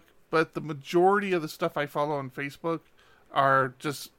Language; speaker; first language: English; native; English